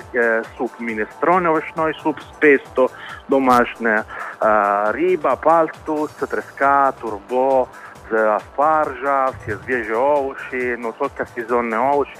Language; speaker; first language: Russian; non-native, learner; Italian